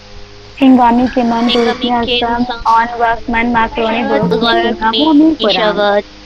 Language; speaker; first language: Persian; non-native, learner; Urdu